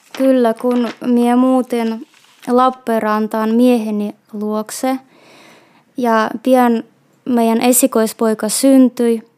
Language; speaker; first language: Finnish; non-native, fluent; Russian